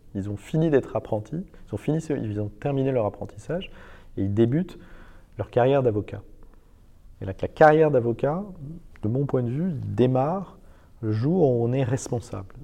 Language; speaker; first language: French; non-native, fluent; Persian